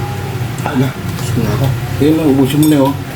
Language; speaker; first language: Filipino; native; Filipino